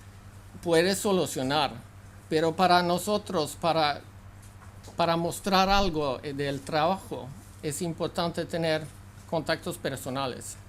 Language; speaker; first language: Spanish; non-native, fluent; Swedish